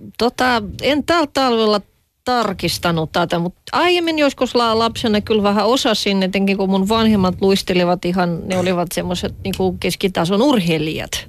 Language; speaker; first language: Finnish; non-native, fluent; Russian